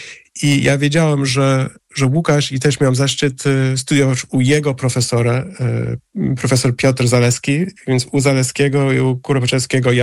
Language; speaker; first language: Polish; non-native, fluent; English